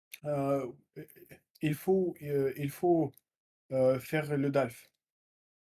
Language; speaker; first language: French; non-native, learner; Russian